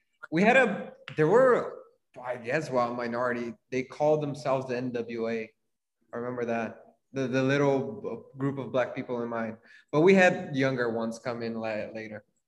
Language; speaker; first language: English; non-native, fluent; Portuguese